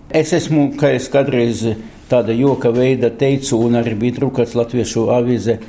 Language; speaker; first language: Latvian; non-native, local second language; Russian